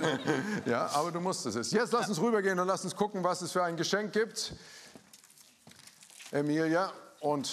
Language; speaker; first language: German; native; German